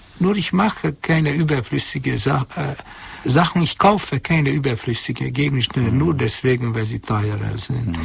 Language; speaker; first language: German; non-native, fluent; Hungarian